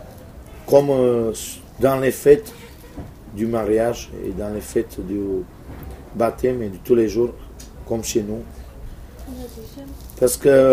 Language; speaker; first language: French; non-native, fluent; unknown